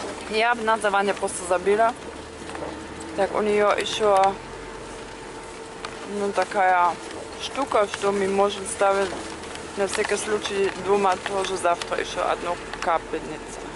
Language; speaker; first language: Russian; non-native, fluent; German